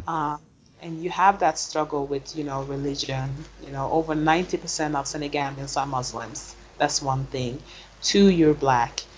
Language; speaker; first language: English; non-native, fluent; Swedish